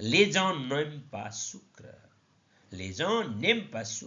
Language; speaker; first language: French; non-native, learner; Nepali